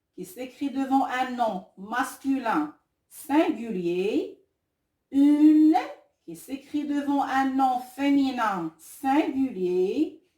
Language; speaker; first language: French; non-native, local second language; Arabic